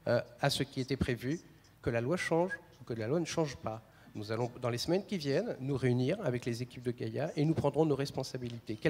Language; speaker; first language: French; native; French